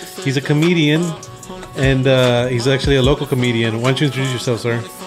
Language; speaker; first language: English; early bilingual, other home language; Spanish